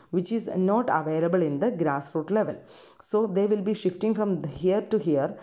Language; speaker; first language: English; non-native, local second language; Malayalam